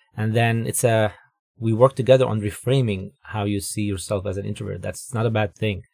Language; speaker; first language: English; non-native, fluent; Arabic